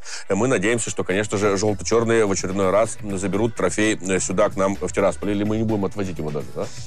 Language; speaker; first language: Russian; native; Russian